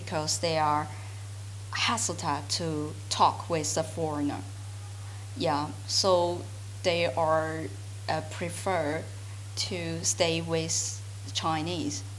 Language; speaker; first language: English; non-native, fluent; Chinese